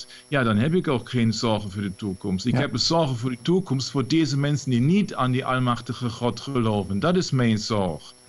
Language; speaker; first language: Dutch; non-native, fluent; German